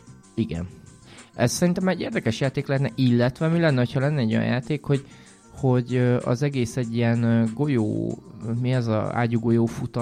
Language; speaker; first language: Hungarian; native; Hungarian